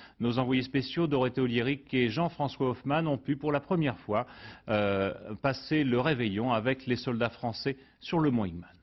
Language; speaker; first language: French; native; French